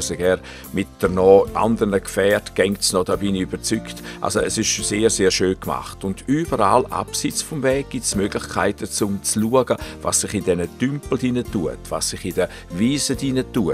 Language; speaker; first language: German; native; German